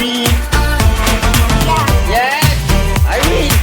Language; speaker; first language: English; non-native, local second language; Malay